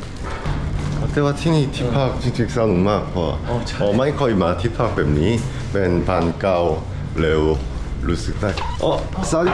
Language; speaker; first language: Thai; non-native, learner; Korean